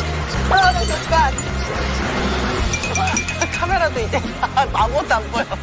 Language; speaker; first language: Korean; native; Korean